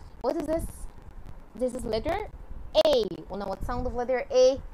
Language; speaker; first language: English; non-native, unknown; Arabic